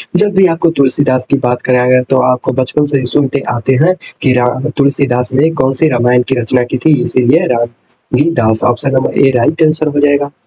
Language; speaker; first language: Hindi; native; Hindi